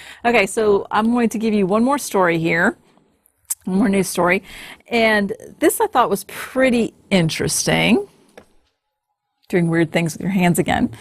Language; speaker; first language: English; native; English